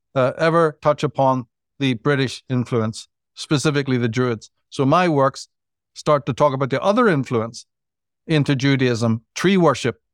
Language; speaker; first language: English; native; English